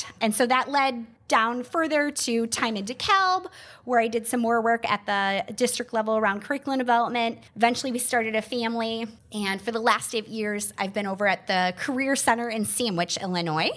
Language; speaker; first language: English; native; English